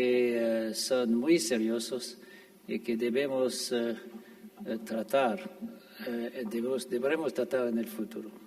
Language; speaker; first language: Spanish; non-native, fluent; French